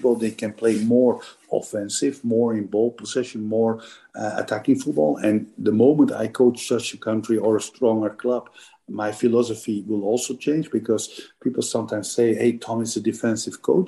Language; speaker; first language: English; non-native, fluent; Dutch